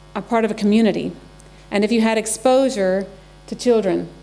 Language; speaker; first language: English; native; English